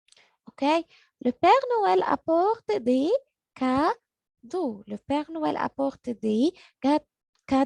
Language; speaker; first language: French; non-native, learner; Arabic